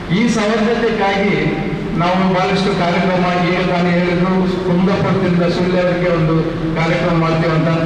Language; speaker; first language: Kannada; non-native, local second language; Konkani